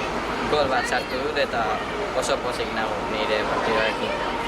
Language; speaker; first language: Basque; non-native, local second language; Spanish